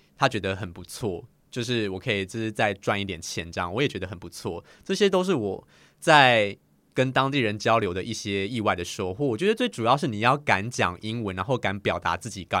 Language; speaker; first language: Chinese; native; Chinese